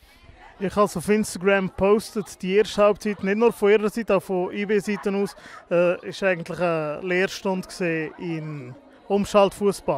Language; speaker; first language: German; native; German